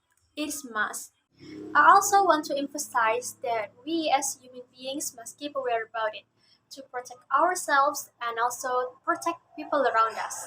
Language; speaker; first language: English; non-native, learner; Indonesian